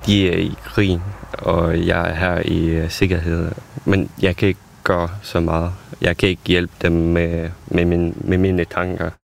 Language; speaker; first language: Danish; non-native, fluent; Ukrainian